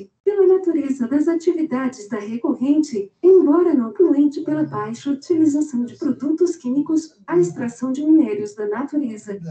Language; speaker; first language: Portuguese; native; Portuguese